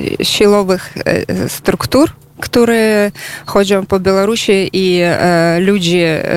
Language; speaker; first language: Polish; non-native, learner; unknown